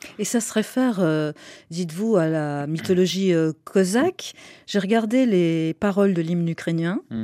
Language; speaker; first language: French; native; French